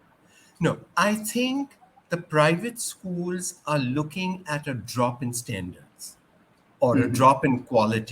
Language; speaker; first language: English; non-native, local second language; Urdu